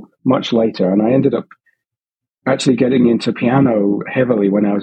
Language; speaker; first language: English; native; English